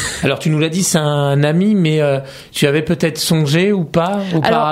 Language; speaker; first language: French; native; French